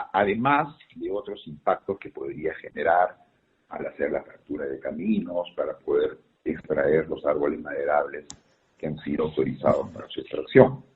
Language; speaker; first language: Spanish; native; Spanish